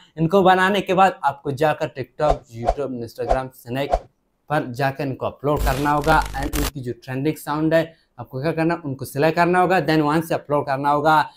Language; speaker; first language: Hindi; native; Hindi